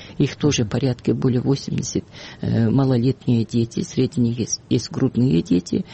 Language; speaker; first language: Russian; non-native, local second language; Kyrgyz